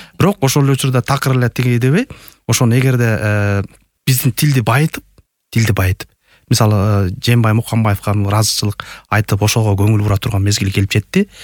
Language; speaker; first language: Kyrgyz; native; Kyrgyz